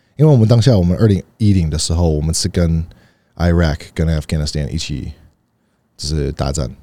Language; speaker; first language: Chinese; early bilingual, heritage; Chinese